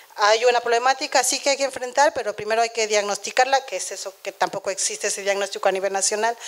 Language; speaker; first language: Spanish; native; Spanish